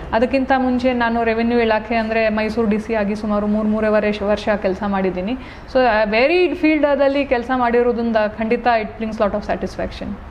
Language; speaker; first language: Kannada; non-native, fluent; Hindi